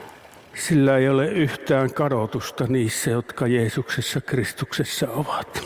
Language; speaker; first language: Finnish; native; Finnish